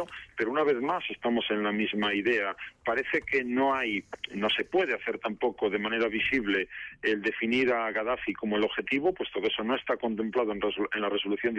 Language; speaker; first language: Spanish; native; Spanish